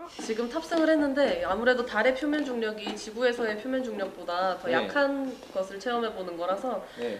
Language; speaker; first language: Korean; native; Korean